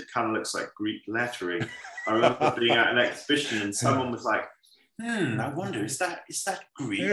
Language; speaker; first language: English; native; English